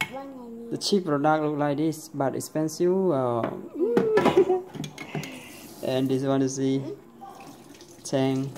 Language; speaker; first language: English; non-native, learner; Khmer